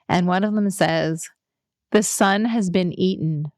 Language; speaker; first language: English; native; English